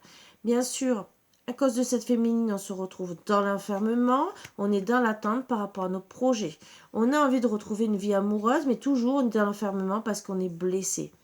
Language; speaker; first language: French; native; French